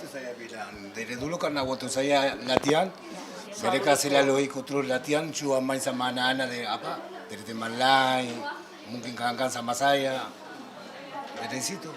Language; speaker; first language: Indonesian; non-native, fluent; Spanish